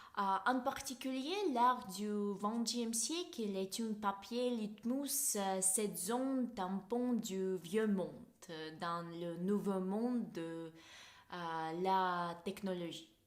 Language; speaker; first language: French; non-native, fluent; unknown